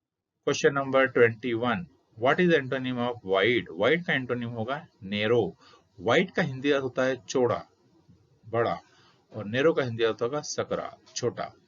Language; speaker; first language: Hindi; native; Hindi